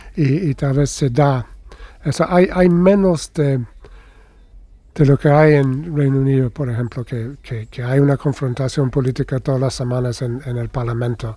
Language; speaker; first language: Spanish; non-native, fluent; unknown